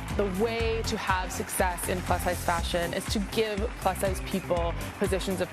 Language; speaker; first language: English; native; English